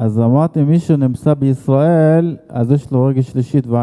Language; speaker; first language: Hebrew; non-native, fluent; Arabic